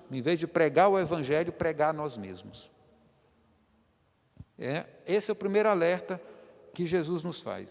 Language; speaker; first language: Portuguese; native; Portuguese